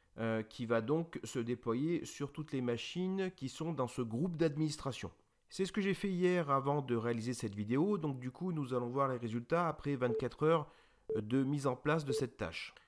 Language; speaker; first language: French; native; French